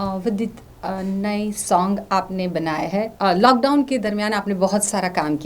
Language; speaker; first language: Hindi; non-native, local second language; Gujarati